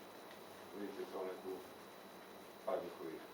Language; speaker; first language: Serbian; native; Serbian